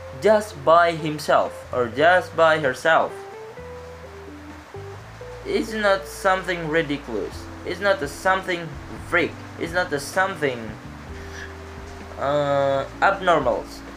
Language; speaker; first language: English; non-native, learner; Indonesian